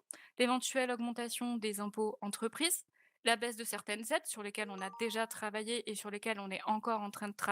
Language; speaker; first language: French; native; French